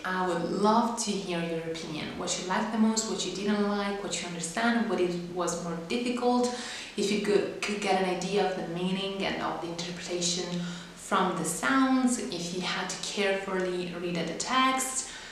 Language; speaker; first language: English; non-native, fluent; Italian